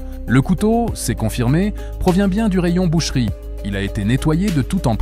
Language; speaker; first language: French; native; French